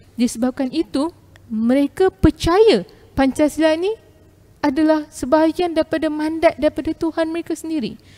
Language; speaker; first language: Malay; non-native, local second language; Tamil